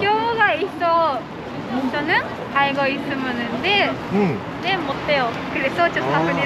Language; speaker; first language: Korean; non-native, learner; Japanese